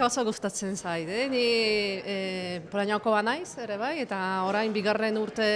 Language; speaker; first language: Basque; non-native, learner; Polish